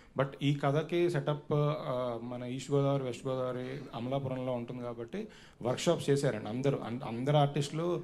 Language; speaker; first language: Telugu; native; Telugu